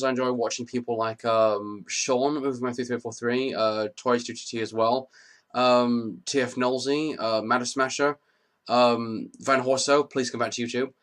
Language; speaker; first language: English; native; English